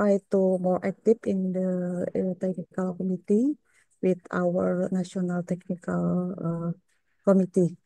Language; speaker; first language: English; non-native, learner; Indonesian